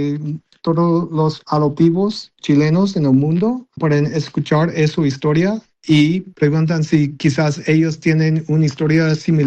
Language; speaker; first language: Spanish; non-native, learner; English